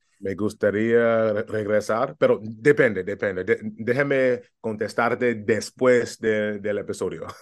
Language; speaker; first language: Spanish; non-native, learner; English